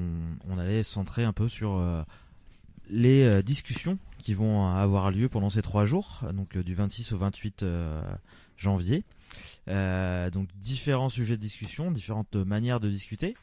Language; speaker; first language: French; native; French